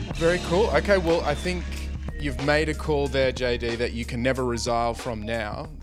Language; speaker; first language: English; native; English